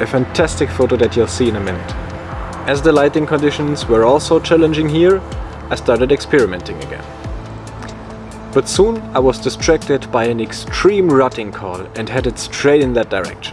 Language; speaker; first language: English; non-native, fluent; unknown